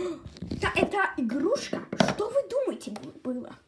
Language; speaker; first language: Russian; early bilingual, heritage; Russian